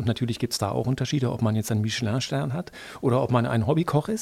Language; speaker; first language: German; native; German